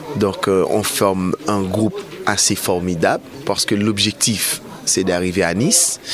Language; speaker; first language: French; non-native, local second language; Haitian Creole